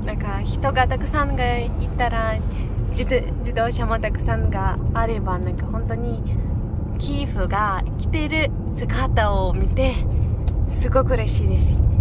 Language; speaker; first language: Japanese; non-native, fluent; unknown